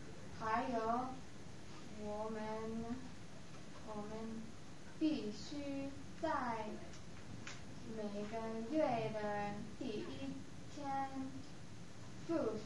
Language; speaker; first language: Chinese; non-native, learner; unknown